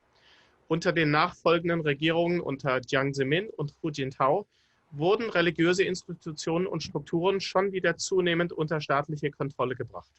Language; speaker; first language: German; native; German